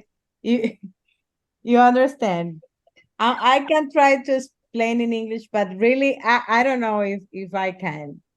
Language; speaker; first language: English; non-native, learner; Spanish